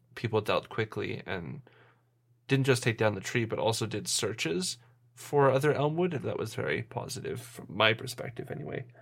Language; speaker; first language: English; native; English